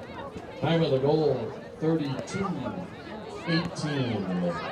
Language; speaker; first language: English; native; English